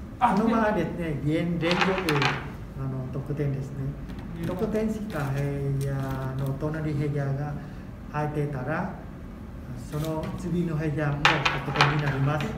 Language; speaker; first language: Japanese; non-native, fluent; Vietnamese